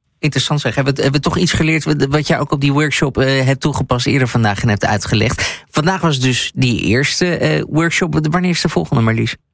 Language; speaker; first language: Dutch; native; Dutch